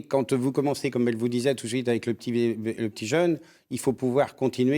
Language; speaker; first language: French; native; French